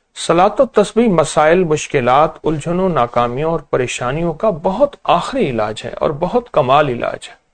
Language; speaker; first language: Urdu; native; Urdu